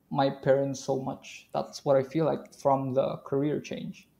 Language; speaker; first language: English; non-native, fluent; Indonesian